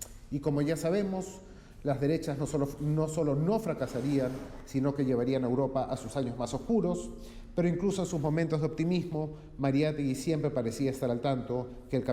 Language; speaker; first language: Spanish; native; Spanish